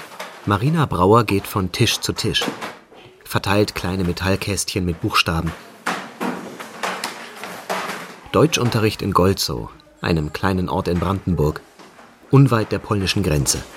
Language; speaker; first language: German; native; German